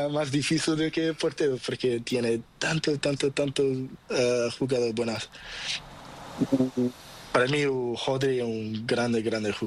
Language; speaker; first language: Spanish; non-native, fluent; Portuguese